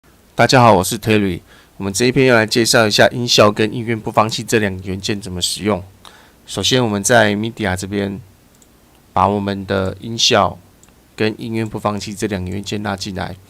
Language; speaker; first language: Chinese; native; Chinese